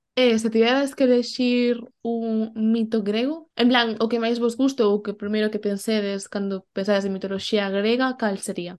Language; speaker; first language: Galician; non-native, local second language; Spanish